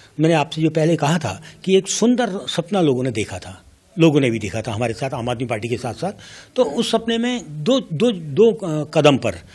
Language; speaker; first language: Hindi; native; Hindi